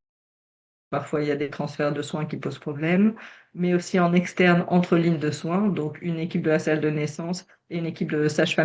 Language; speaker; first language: French; native; French